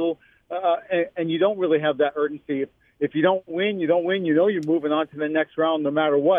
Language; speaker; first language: English; native; English